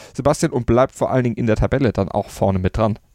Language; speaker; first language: German; native; German